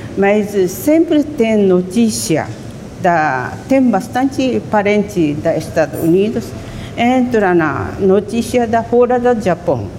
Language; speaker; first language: Portuguese; non-native, learner; Japanese